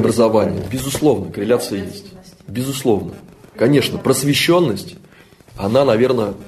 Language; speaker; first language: Russian; native; Russian